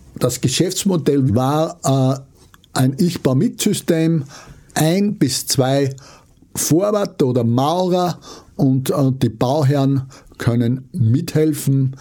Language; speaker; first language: German; native; German